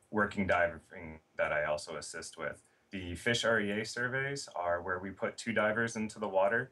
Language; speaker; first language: English; native; English